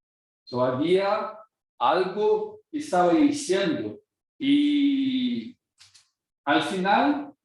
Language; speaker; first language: Portuguese; non-native, fluent; Spanish